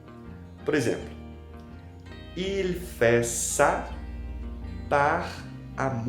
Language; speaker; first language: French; non-native, fluent; Portuguese